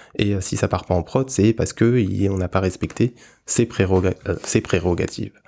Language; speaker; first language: French; native; French